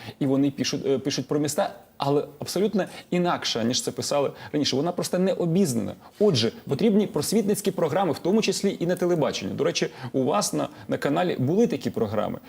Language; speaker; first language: Ukrainian; non-native, local second language; Russian